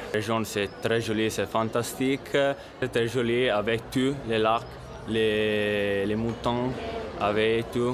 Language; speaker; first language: French; non-native, learner; Italian